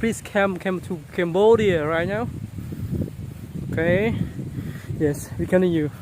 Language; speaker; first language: English; non-native, local second language; Khmer